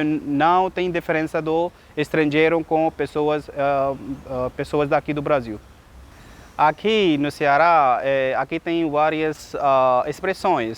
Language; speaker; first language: Portuguese; non-native, learner; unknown